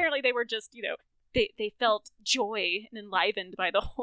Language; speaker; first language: English; native; English